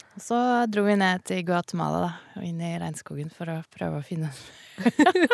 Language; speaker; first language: Norwegian; native; Norwegian